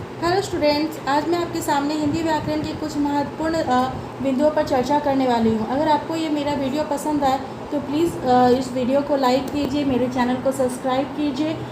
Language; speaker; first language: Hindi; native; Hindi